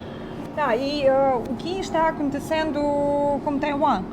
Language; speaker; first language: Portuguese; non-native, fluent; Russian